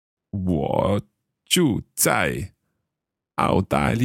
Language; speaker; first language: Chinese; non-native, learner; English